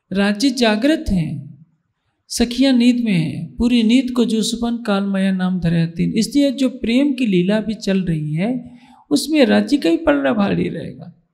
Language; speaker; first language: Hindi; native; Hindi